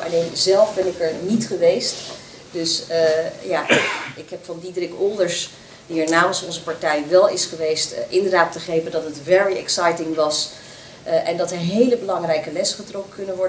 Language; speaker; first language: Dutch; native; Dutch